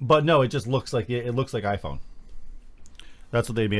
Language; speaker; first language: English; native; English